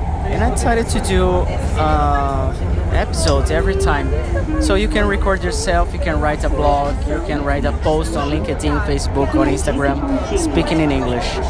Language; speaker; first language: English; non-native, fluent; Portuguese